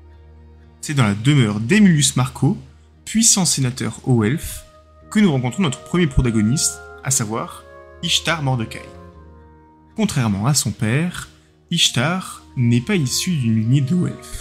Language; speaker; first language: French; native; French